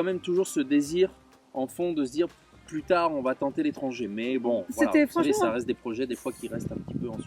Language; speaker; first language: French; native; French